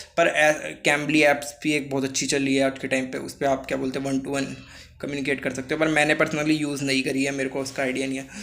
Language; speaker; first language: Hindi; native; Hindi